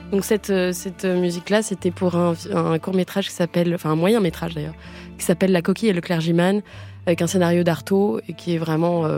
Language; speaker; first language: French; early bilingual, other home language; Portuguese